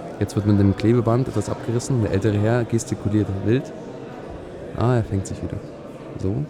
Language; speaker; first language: German; native; German